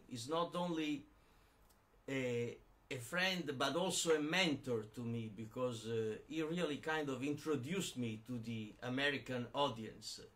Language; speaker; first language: English; non-native, fluent; Italian